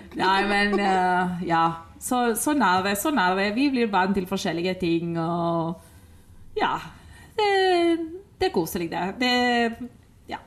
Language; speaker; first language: Norwegian; non-native, fluent; Spanish